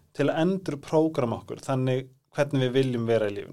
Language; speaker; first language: Icelandic; native; Icelandic